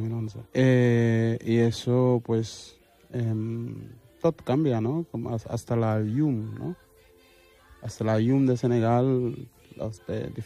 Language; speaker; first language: Catalan; early bilingual, other home language; Wolof